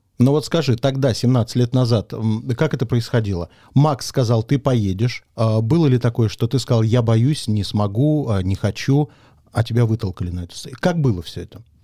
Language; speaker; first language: Russian; native; Russian